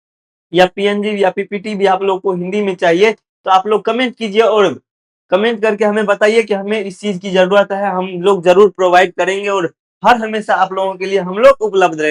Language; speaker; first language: Hindi; native; Hindi